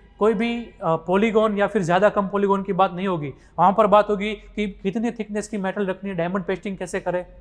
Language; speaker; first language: Hindi; non-native, local second language; Gujarati